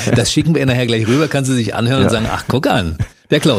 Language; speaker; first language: German; native; German